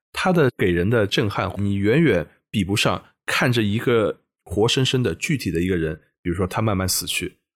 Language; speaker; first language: Chinese; native; Chinese